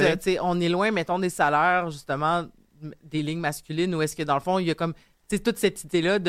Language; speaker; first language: French; native; French